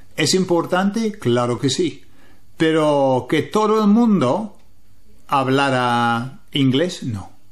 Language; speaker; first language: Spanish; non-native, fluent; English